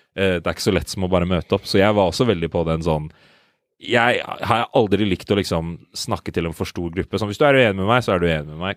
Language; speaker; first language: Norwegian; early bilingual, other home language; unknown